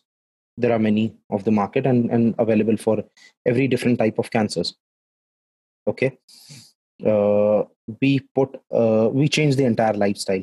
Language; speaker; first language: English; non-native, local second language; Hindi